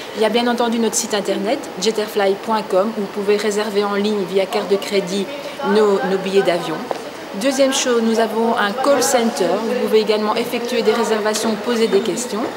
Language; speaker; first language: French; native; French